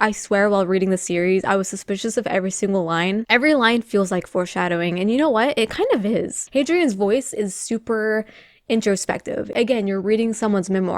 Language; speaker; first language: English; native; English